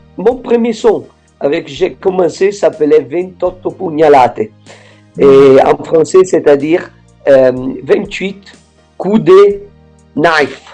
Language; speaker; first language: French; non-native, fluent; Italian